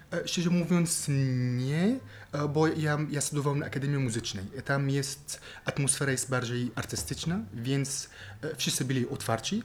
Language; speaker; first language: Polish; non-native, fluent; Arabic